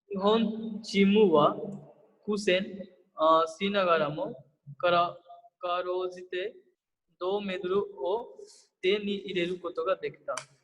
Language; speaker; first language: Japanese; non-native, fluent; Hindi